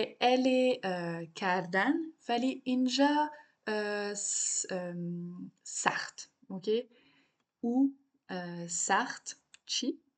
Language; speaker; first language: Persian; non-native, learner; French